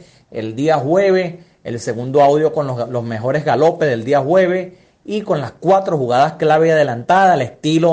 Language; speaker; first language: Spanish; native; Spanish